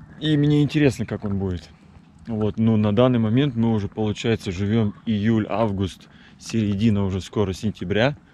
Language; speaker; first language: Russian; native; Russian